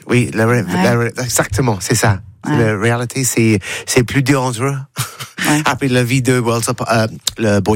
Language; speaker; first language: French; non-native, learner; English